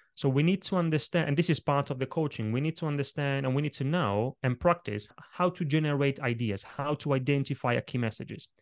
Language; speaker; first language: English; non-native, fluent; Italian